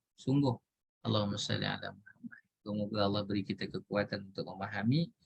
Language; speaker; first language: Malay; native; Malay